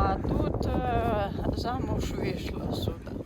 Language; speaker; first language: Ukrainian; native; Ukrainian